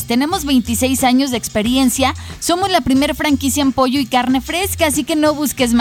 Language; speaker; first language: Spanish; native; Spanish